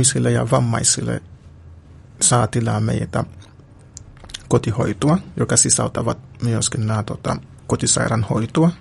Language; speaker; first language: Finnish; non-native, fluent; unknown